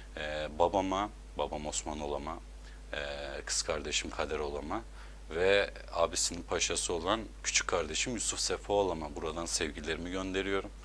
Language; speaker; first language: Turkish; native; Turkish